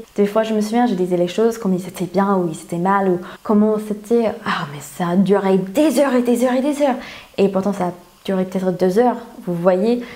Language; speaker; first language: French; non-native, fluent; English